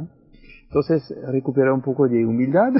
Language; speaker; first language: Spanish; non-native, fluent; French